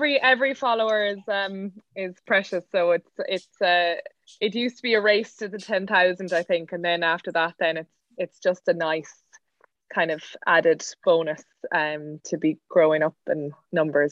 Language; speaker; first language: English; native; English